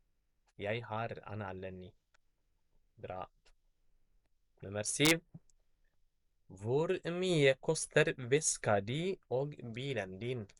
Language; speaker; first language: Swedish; non-native, fluent; Tigrinya